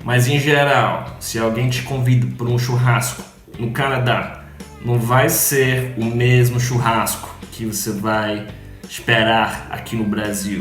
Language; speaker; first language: Portuguese; non-native, fluent; English